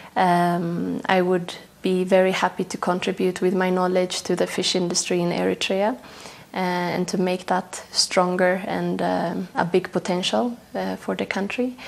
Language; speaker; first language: English; non-native, fluent; Tigrinya